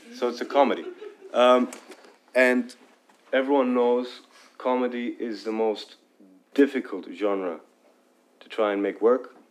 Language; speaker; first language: English; non-native, fluent; Arabic